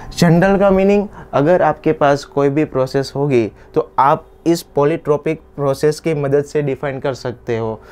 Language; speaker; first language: Hindi; non-native, local second language; Gujarati